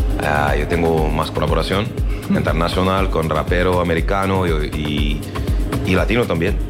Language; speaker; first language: Spanish; non-native, learner; French